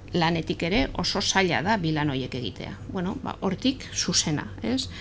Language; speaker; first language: Basque; non-native, local second language; Spanish